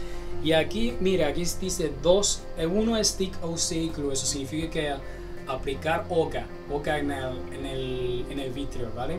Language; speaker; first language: Spanish; non-native, learner; Chinese